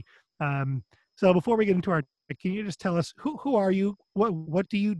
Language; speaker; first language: English; native; English